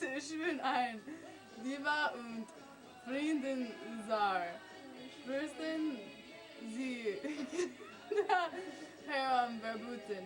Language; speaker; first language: German; non-native, learner; English